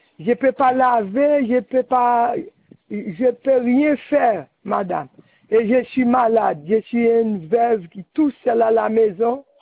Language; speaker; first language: French; non-native, local second language; Haitian Creole